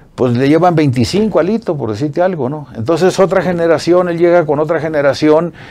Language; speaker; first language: Spanish; native; Spanish